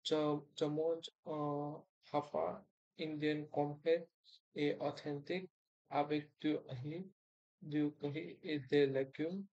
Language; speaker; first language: French; non-native, learner; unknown